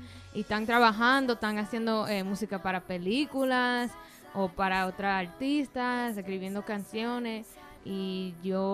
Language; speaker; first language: Spanish; early bilingual, heritage; Spanish